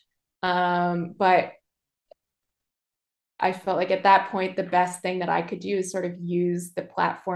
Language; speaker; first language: English; native; English